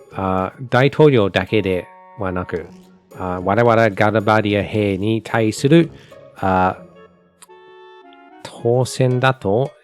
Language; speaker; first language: Japanese; non-native, learner; English